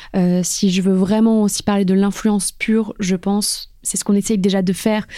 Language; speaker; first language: French; native; French